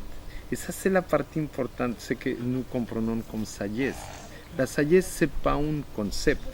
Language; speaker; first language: French; non-native, fluent; Spanish